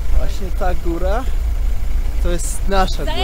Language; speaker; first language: Polish; non-native, learner; Russian